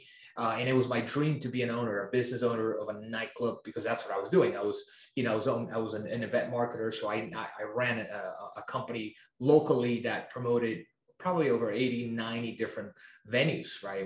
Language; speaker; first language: English; non-native, fluent; Spanish